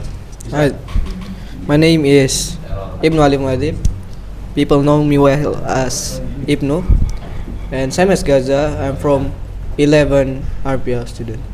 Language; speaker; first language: English; non-native, learner; Indonesian